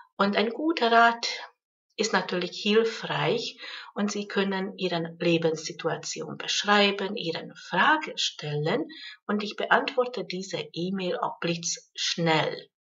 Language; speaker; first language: German; non-native, fluent; Hungarian